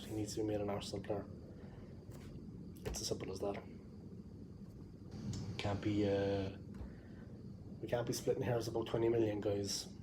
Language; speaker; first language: English; native; English